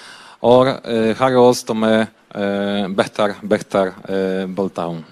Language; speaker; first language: Hindi; non-native, learner; Polish